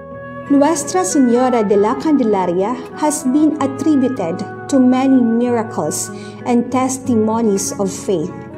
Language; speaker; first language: English; non-native, local second language; Filipino